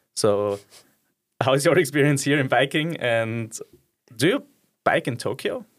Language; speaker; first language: English; non-native, fluent; German